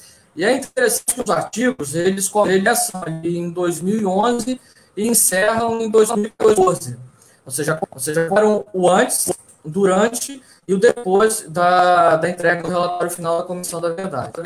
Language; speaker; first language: Portuguese; native; Portuguese